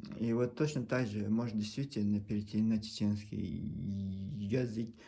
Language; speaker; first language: Russian; non-native, local second language; Chechen